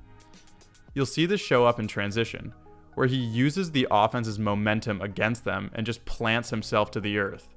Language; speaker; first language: English; native; English